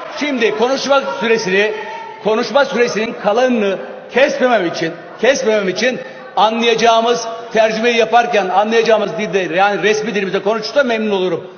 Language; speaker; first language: Turkish; non-native, local second language; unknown